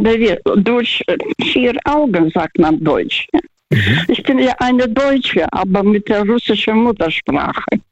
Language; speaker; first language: German; non-native, fluent; Russian